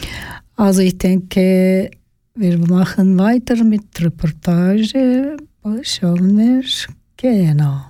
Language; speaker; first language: German; non-native, learner; Georgian